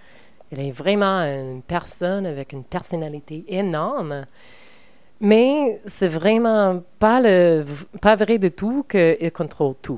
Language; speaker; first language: French; non-native, learner; English